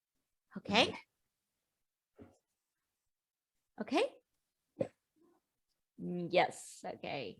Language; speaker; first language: English; non-native, learner; Vietnamese